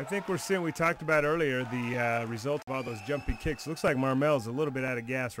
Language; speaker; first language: English; native; English